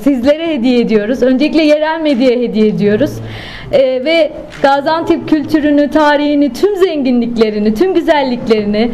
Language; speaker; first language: Turkish; native; Turkish